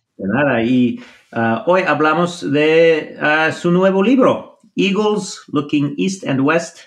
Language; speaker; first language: Spanish; non-native, fluent; English